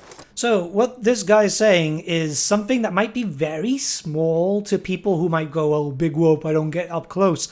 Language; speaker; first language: English; native; English